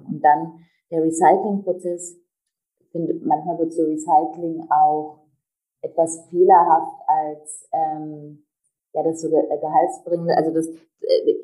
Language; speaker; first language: German; native; German